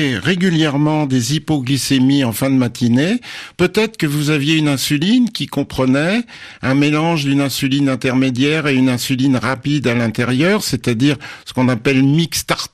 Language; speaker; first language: French; native; French